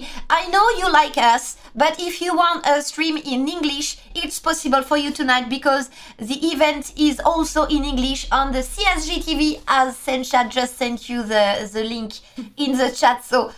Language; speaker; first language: English; non-native, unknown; French